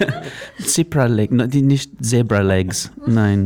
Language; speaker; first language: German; non-native, learner; English